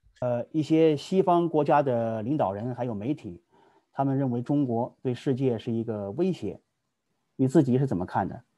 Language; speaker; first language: Chinese; native; Chinese